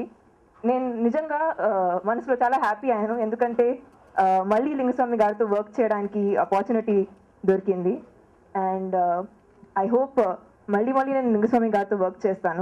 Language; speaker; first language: Telugu; non-native, local second language; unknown